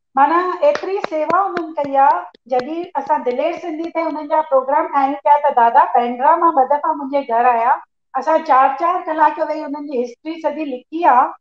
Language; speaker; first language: Sindhi; early bilingual, heritage; Sindhi